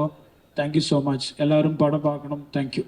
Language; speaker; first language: Tamil; non-native, learner; Malayalam